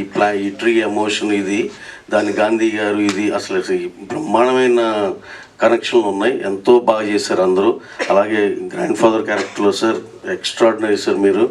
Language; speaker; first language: Telugu; native; Telugu